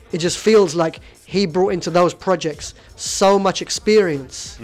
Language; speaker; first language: English; native; English